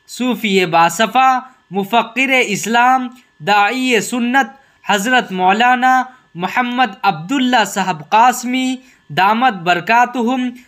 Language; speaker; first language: Urdu; native; Urdu